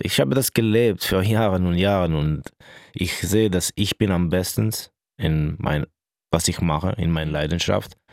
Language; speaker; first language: German; non-native, local second language; French